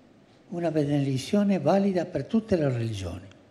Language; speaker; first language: Italian; non-native, fluent; Spanish